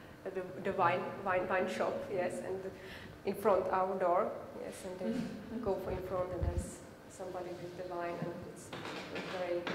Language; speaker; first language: English; non-native, learner; Czech